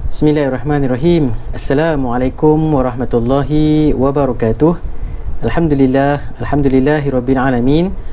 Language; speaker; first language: Malay; native; Malay